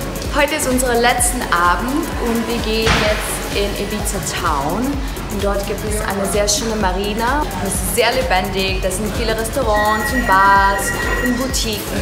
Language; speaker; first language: German; non-native, fluent; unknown